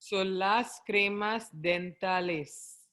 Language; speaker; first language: Spanish; non-native, learner; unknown